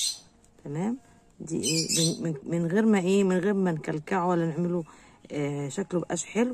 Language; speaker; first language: Arabic; native; Arabic